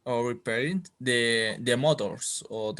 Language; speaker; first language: English; non-native, learner; Spanish